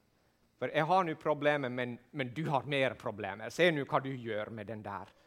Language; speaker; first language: Swedish; non-native, fluent; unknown